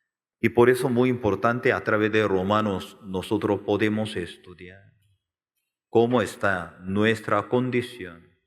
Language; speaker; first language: Spanish; non-native, learner; Korean